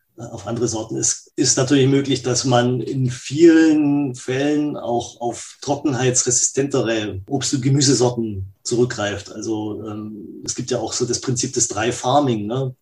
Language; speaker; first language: German; native; German